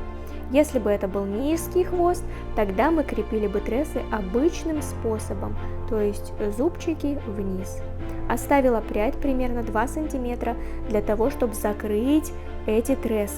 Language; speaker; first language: Russian; native; Russian